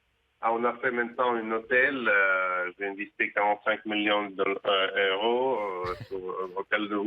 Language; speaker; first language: French; non-native, fluent; Russian